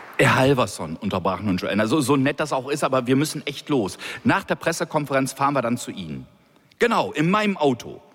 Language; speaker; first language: German; native; German